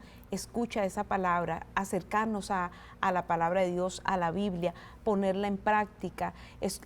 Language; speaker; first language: Spanish; native; Spanish